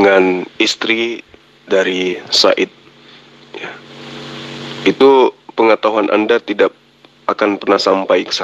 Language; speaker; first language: Indonesian; native; Indonesian